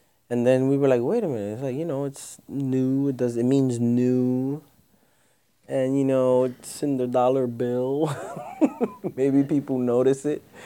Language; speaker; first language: English; early bilingual, other home language; Spanish